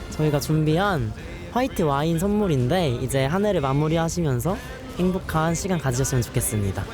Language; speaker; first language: Korean; native; Korean